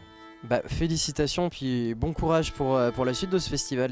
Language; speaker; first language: French; native; French